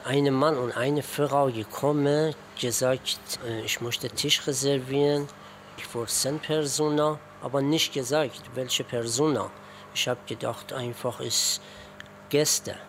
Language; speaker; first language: German; non-native, learner; Persian